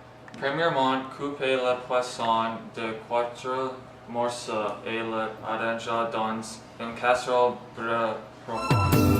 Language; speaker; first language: French; non-native, learner; English